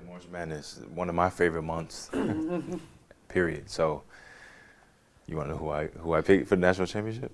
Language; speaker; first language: English; native; English